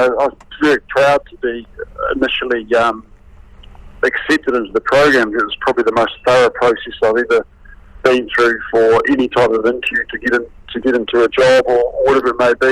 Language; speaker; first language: English; native; English